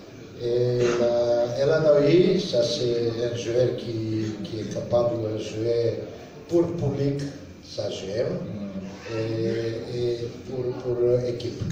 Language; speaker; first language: French; non-native, learner; Serbian